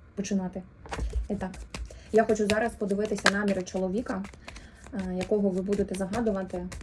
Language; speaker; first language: Ukrainian; non-native, local second language; Russian